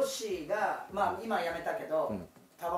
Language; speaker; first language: Japanese; native; Japanese